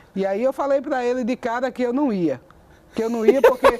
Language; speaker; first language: Portuguese; native; Portuguese